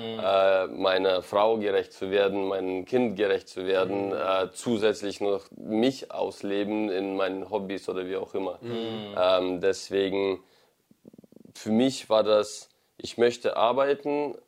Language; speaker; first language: German; non-native, fluent; Ukrainian